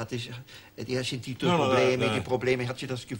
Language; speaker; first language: German; native; German